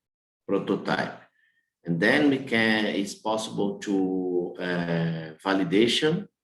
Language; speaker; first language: English; non-native, learner; Portuguese